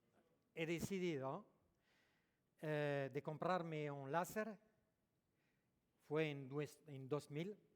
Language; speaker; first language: Spanish; non-native, learner; French